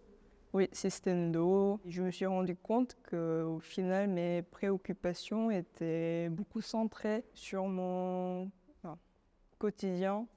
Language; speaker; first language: French; non-native, fluent; Korean